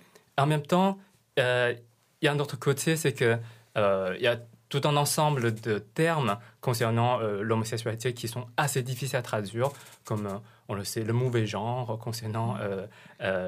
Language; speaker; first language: French; non-native, fluent; Chinese